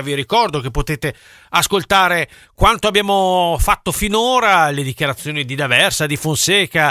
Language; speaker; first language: Italian; native; Italian